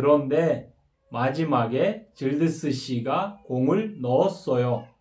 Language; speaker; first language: Korean; non-native, fluent; Kyrgyz